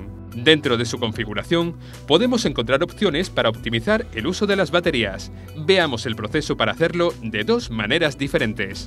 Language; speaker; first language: Spanish; native; Spanish